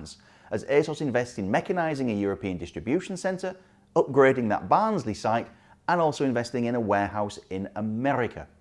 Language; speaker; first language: English; native; English